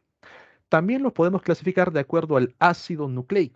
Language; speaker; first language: Spanish; native; Spanish